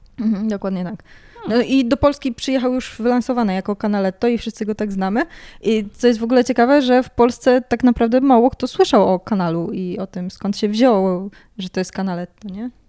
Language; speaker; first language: Polish; native; Polish